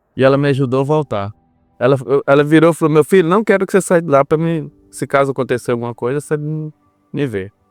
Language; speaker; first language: Portuguese; native; Portuguese